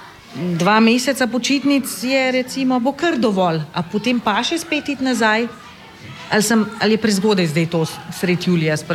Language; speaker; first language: Slovenian; native; Slovenian